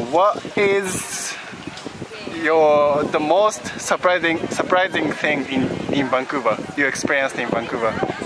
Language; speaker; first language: English; non-native, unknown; Japanese